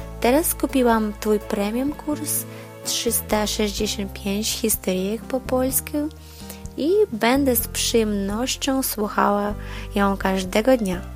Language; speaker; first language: Polish; non-native, learner; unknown